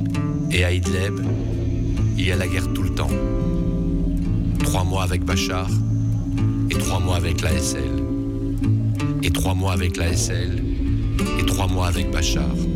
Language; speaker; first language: French; non-native, learner; Arabic